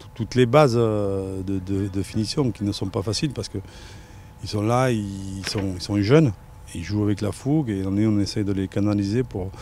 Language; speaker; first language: French; native; French